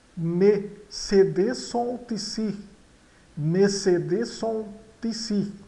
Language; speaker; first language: French; non-native, fluent; Portuguese